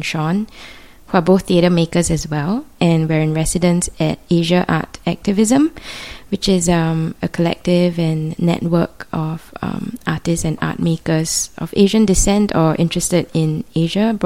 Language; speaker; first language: English; native; English